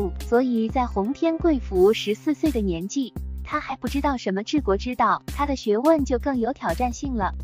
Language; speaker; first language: Chinese; native; Chinese